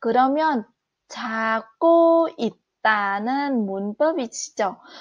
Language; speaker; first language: Korean; non-native, fluent; Vietnamese